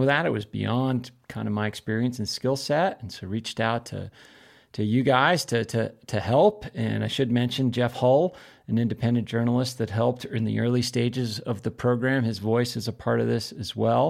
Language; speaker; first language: English; native; English